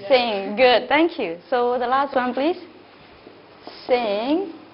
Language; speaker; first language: English; non-native, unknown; Burmese